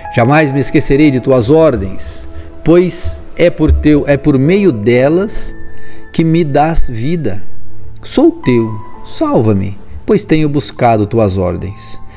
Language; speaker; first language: Portuguese; native; Portuguese